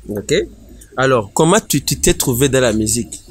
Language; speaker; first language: French; non-native, local second language; Rundi